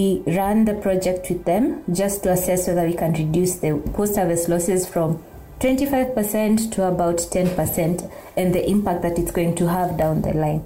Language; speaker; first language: English; non-native, local second language; Kikuyu